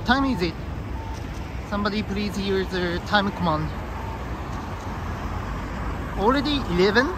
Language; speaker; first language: English; non-native, learner; Japanese